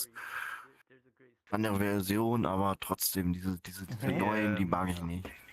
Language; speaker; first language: German; non-native, fluent; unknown